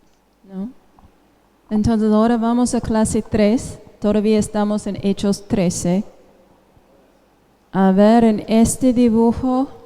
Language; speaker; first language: Spanish; non-native, fluent; English